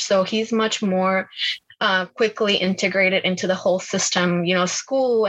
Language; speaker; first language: English; early bilingual, other home language; Spanish